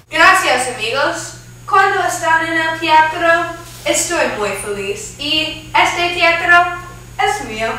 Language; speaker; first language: Spanish; non-native, learner; English